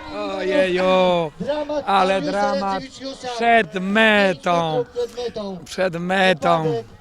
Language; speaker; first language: Polish; native; Polish